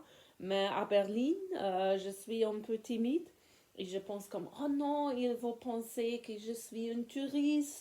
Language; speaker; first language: French; non-native, fluent; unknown